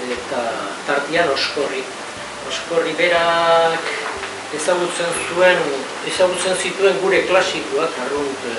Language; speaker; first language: Basque; non-native, local second language; Spanish